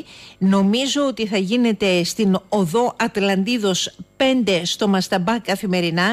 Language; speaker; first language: Greek; native; Greek